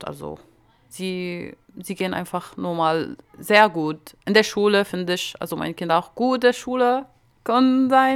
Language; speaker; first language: German; non-native, fluent; Arabic